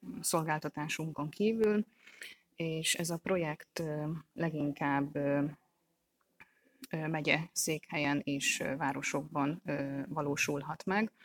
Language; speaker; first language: Hungarian; native; Hungarian